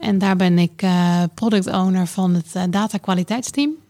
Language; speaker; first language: Dutch; native; Dutch